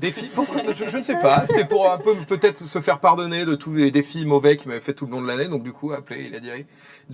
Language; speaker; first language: French; native; French